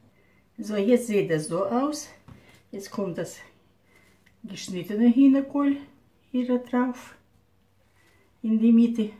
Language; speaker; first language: German; non-native, fluent; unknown